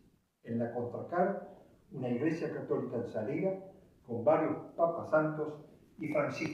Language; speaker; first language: Spanish; native; Spanish